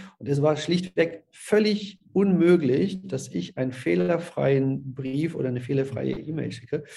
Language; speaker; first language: German; early bilingual, other home language; Russian